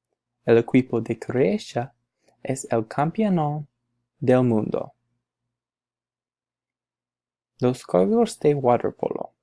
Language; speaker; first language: Spanish; non-native, learner; English